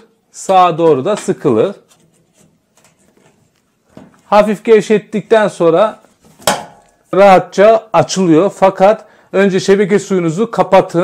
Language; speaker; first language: Turkish; native; Turkish